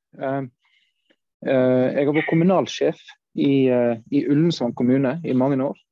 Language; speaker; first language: Norwegian; native; Norwegian